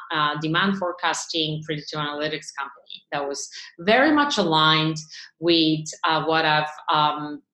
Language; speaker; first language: English; non-native, fluent; Bulgarian